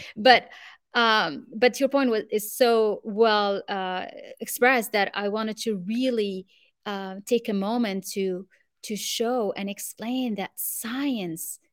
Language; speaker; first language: English; non-native, fluent; Arabic